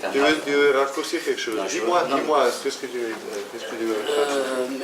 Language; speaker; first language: French; non-native, fluent; German